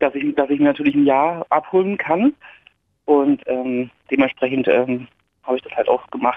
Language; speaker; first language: German; native; German